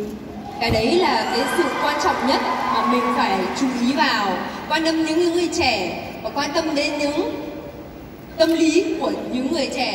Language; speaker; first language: Vietnamese; early bilingual, heritage; Vietnamese